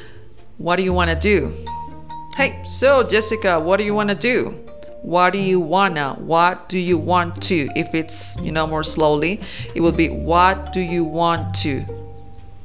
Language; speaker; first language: English; non-native, fluent; Spanish